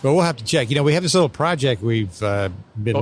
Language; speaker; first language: English; native; English